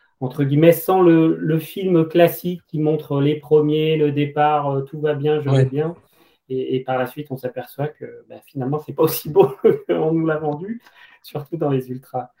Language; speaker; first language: French; native; French